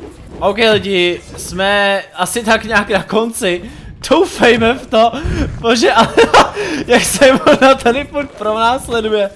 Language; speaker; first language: Czech; native; Czech